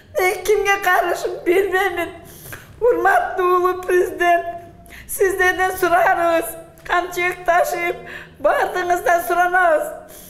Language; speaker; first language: Kyrgyz; native; Kyrgyz